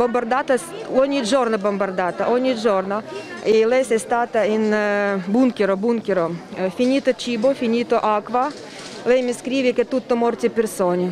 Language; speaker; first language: Italian; non-native, learner; Ukrainian